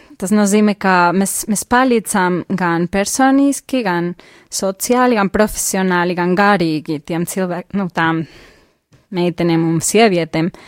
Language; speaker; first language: Latvian; non-native, fluent; Spanish